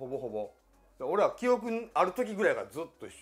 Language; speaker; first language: Japanese; native; Japanese